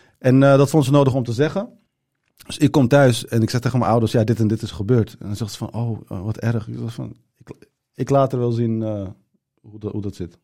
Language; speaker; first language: Dutch; early bilingual, other home language; Turkish